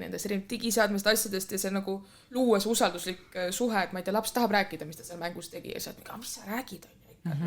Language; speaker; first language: Estonian; native; Estonian